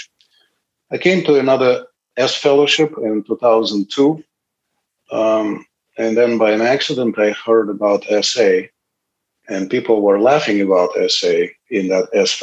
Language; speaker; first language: English; non-native, fluent; Russian